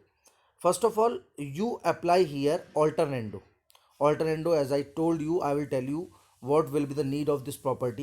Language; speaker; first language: English; non-native, local second language; Hindi